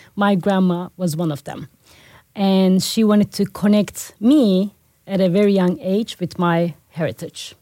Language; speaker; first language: English; non-native, fluent; Turkish